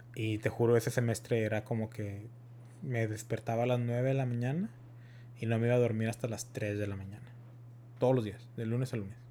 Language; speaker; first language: Spanish; early bilingual, heritage; Spanish